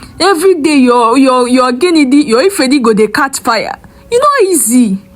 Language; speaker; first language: Nigerian Pidgin; native; Nigerian Pidgin